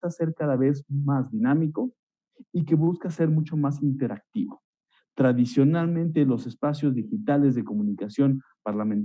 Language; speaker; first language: Spanish; native; Spanish